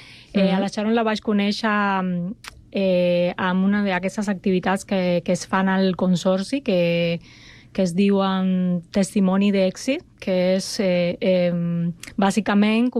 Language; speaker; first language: Catalan; non-native, fluent; Spanish